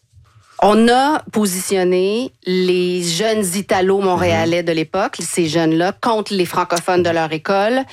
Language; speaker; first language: French; native; French